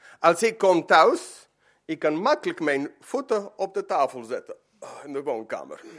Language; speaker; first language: Dutch; non-native, fluent; Spanish